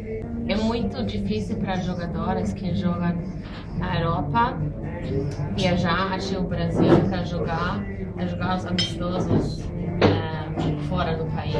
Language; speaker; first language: Portuguese; non-native, fluent; English